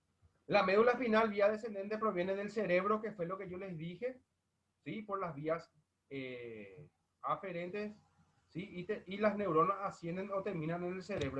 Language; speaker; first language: Spanish; native; Spanish